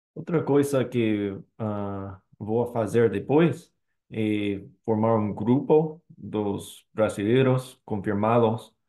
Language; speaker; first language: Portuguese; non-native, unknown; English